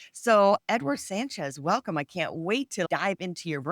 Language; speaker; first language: English; native; English